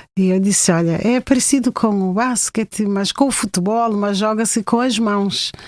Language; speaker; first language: Portuguese; non-native, local second language; Kabuverdianu